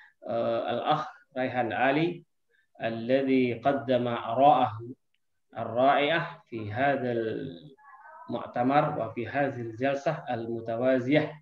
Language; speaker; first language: Arabic; non-native, fluent; Indonesian